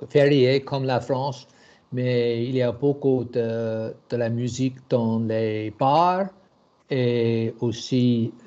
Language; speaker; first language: French; non-native, learner; English